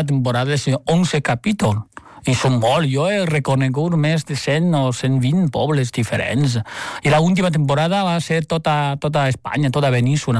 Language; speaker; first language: Catalan; non-native, fluent; Chinese